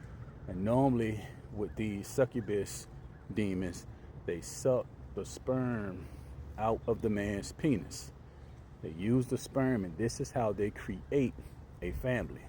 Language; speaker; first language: English; native; English